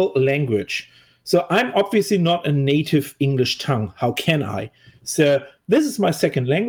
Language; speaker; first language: English; non-native, fluent; German